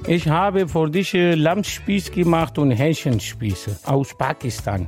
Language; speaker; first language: German; non-native, learner; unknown